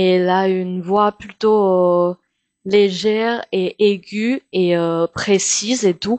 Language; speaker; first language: French; non-native, fluent; Chinese